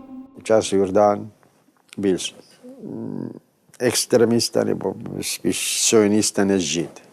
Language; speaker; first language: Czech; non-native, fluent; Arabic